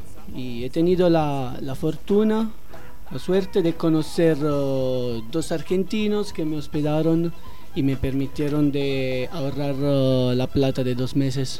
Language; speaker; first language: Spanish; non-native, learner; Italian